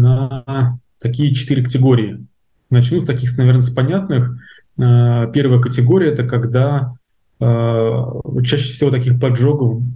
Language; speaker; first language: Russian; native; Russian